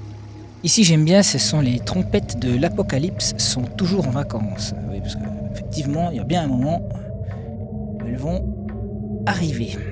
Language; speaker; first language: French; native; French